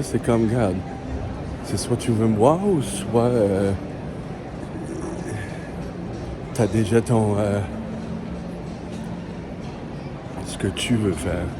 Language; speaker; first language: French; native; French